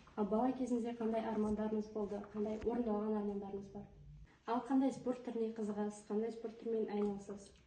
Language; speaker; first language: Kazakh; native; Kazakh